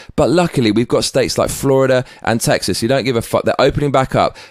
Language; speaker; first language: English; native; English